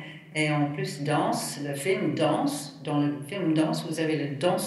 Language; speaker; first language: French; non-native, fluent; English